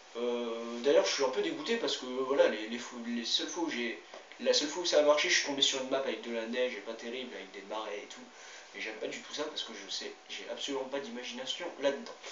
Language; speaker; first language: French; native; French